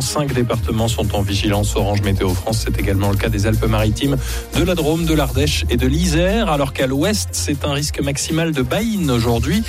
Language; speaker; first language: French; native; French